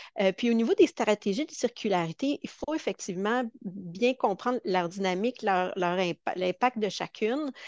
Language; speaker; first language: French; native; French